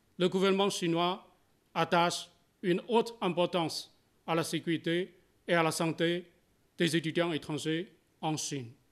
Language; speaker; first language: French; non-native, fluent; Chinese